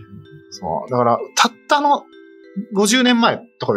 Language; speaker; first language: Japanese; native; Japanese